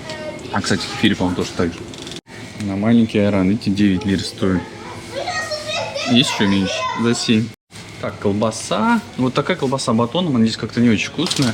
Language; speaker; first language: Russian; native; Russian